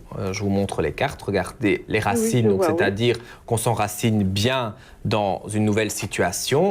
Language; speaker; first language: French; native; French